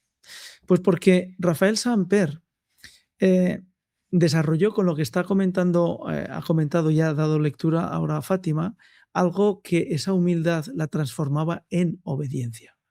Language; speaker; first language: Spanish; native; Spanish